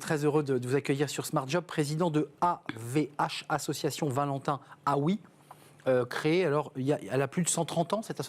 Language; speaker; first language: French; native; French